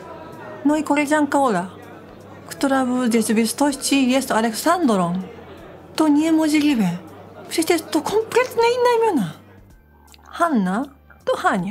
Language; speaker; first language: Polish; non-native, fluent; Japanese